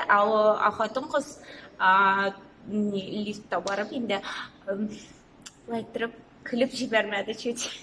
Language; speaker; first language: Tatar; non-native, local second language; Russian